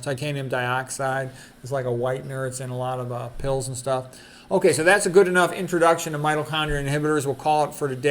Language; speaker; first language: English; native; English